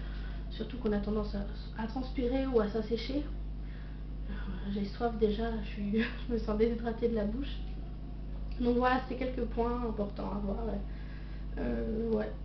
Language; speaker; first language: French; native; French